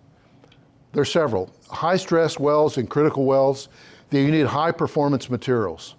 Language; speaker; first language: English; native; English